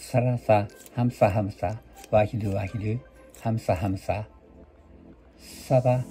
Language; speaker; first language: Arabic; non-native, learner; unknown